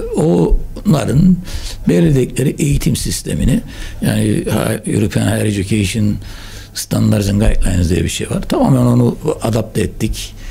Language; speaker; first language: Turkish; native; Turkish